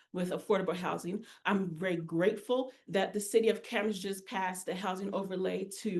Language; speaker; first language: English; native; English